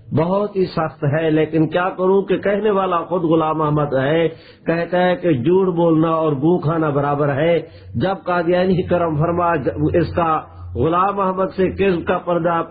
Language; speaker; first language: Urdu; non-native, local second language; Punjabi